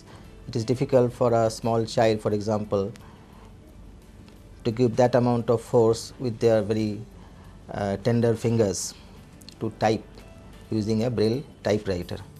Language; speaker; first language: English; non-native, local second language; Bangla